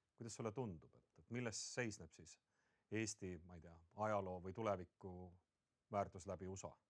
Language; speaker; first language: Estonian; native; Estonian